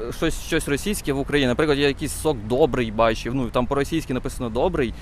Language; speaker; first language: Ukrainian; non-native, local second language; Russian